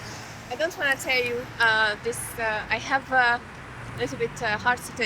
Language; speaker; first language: English; non-native, learner; Hungarian